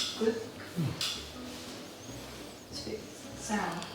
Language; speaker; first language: English; non-native, learner; Northeastern Thai